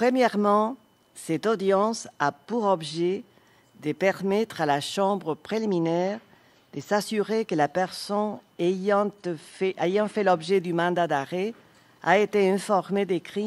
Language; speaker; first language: French; non-native, fluent; Spanish